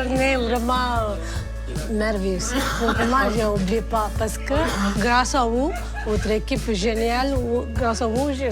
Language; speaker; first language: French; non-native, learner; Tamil